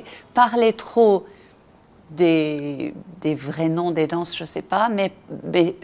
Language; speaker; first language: French; non-native, fluent; English